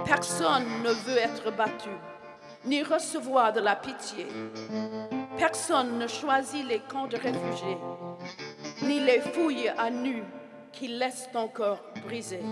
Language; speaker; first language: French; non-native, fluent; English